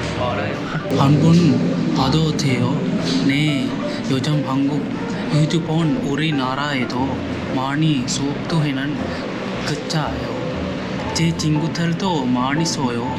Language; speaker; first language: Korean; non-native, learner; Sinhala